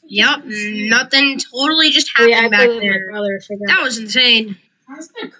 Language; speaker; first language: English; native; English